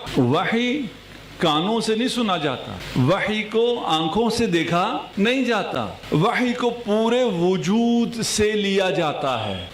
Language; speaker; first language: Urdu; non-native, local second language; Punjabi